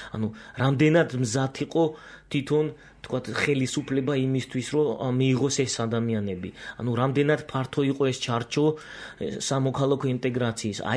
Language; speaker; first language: Georgian; non-native, local second language; Azerbaijani